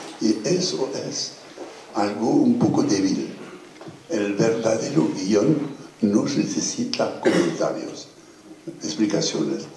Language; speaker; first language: Spanish; non-native, fluent; French